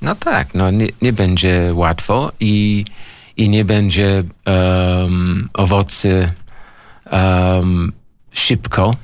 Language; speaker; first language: Polish; non-native, learner; English